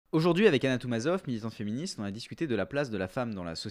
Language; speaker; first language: French; native; French